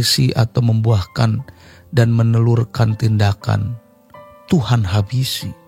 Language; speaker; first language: Indonesian; native; Indonesian